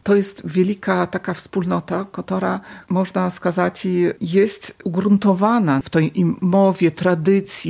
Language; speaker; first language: Polish; non-native, local second language; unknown